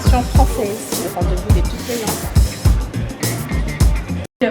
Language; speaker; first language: French; non-native, local second language; Lingala